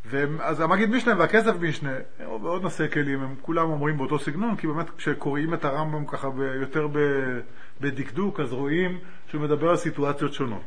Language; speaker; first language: Hebrew; native; Hebrew